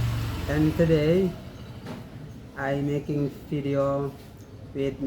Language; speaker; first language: English; non-native, learner; Indonesian